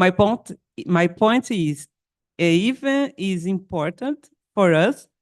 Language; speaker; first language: English; non-native, learner; Portuguese